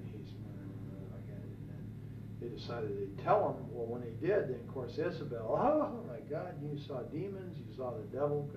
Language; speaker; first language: English; native; English